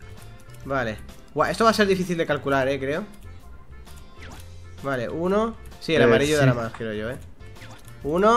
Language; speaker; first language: Spanish; native; Spanish